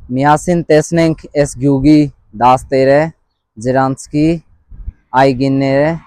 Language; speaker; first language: Armenian; non-native, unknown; Hindi